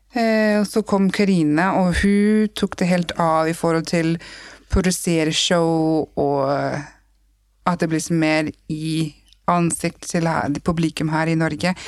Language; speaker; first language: Norwegian; non-native, fluent; English